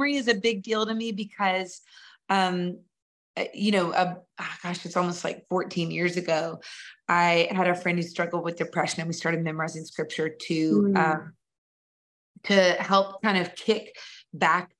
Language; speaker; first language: English; native; English